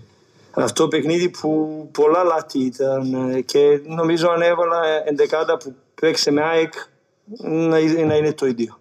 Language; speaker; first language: Greek; non-native, learner; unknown